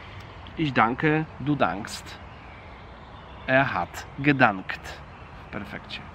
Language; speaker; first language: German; non-native, fluent; Polish